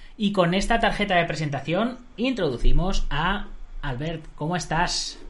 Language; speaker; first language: Spanish; native; Spanish